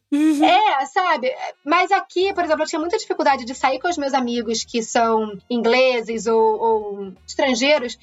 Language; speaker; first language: Portuguese; native; Portuguese